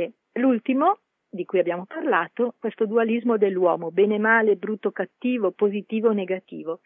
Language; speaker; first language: Italian; native; Italian